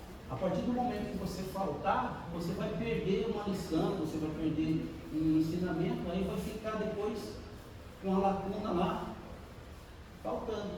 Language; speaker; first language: Portuguese; native; Portuguese